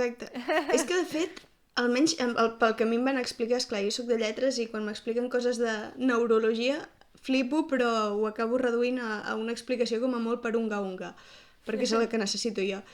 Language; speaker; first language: Catalan; native; Catalan